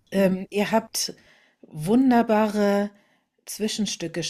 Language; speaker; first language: German; native; German